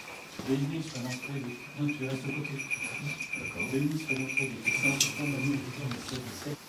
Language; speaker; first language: French; native; French